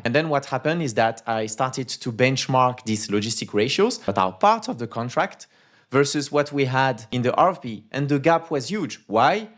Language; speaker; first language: English; non-native, fluent; French